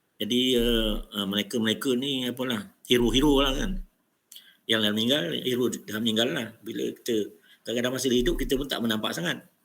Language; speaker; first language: Malay; native; Malay